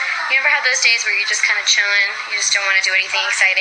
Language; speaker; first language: English; early bilingual, other home language; Spanish